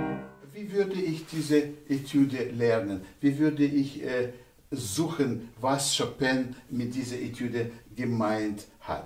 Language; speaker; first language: German; non-native, fluent; Russian